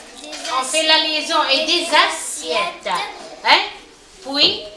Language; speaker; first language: French; non-native, local second language; Arabic